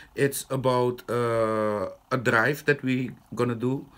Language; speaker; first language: English; non-native, fluent; Dutch